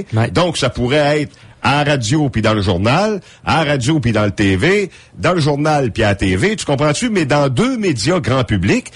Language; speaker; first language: French; native; French